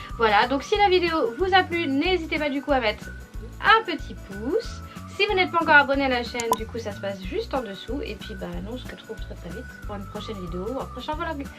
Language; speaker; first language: French; native; French